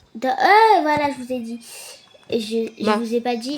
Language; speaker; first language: French; native; French